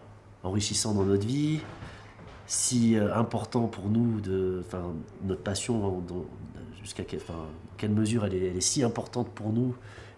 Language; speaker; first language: French; native; French